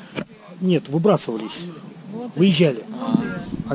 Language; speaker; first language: Russian; native; Russian